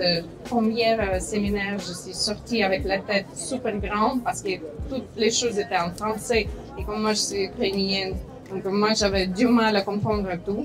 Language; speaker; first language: French; non-native, fluent; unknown